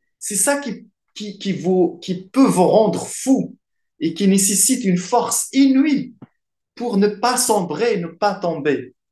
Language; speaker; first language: French; non-native, local second language; Arabic